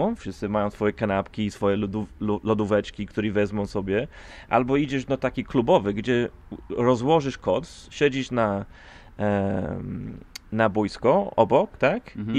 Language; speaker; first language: Polish; non-native, fluent; English